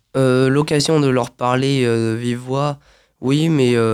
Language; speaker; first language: French; native; French